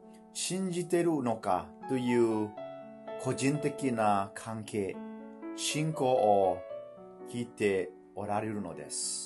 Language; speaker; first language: Japanese; non-native, fluent; Burmese